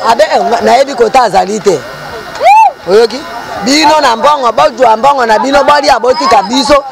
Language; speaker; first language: Lingala; native; Lingala